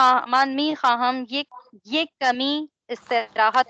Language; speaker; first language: Persian; non-native, learner; Urdu